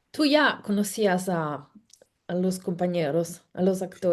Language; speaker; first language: Spanish; non-native, fluent; Italian